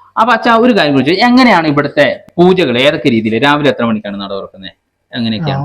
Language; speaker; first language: Malayalam; native; Malayalam